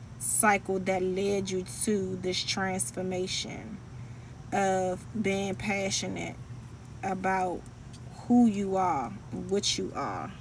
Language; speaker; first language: English; native; English